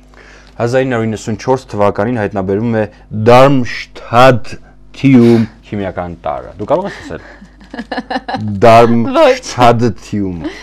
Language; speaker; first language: Armenian; native; Armenian